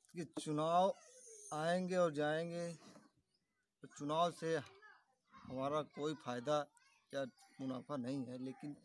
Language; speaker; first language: Hindi; native; Hindi